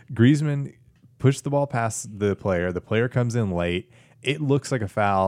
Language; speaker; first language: English; native; English